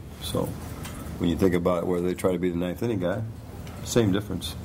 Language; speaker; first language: English; native; English